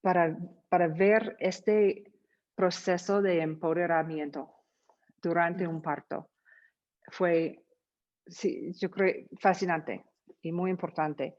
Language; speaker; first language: Spanish; non-native, fluent; English